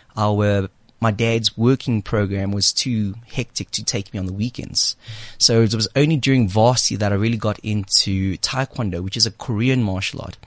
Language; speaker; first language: English; native; English